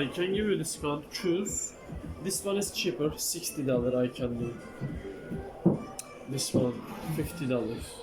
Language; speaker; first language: English; non-native, learner; Turkish